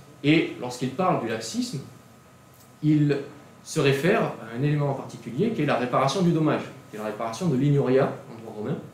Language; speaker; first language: French; native; French